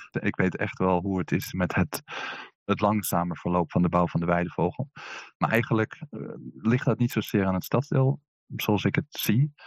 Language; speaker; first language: Dutch; native; Dutch